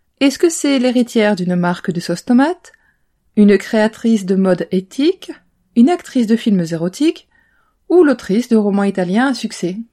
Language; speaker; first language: French; native; French